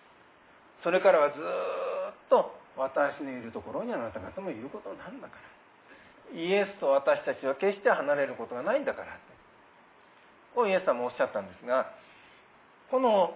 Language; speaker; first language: Japanese; native; Japanese